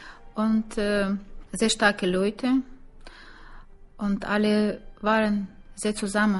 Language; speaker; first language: German; non-native, learner; Russian